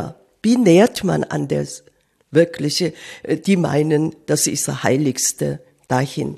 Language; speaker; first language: German; non-native, fluent; Korean